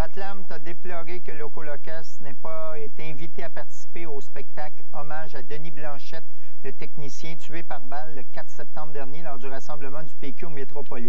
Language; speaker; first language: French; native; French